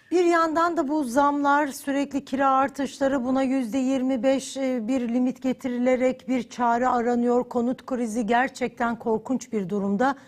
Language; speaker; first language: Turkish; native; Turkish